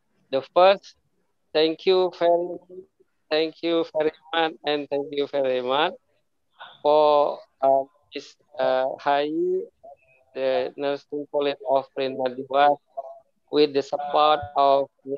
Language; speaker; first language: English; non-native, learner; Indonesian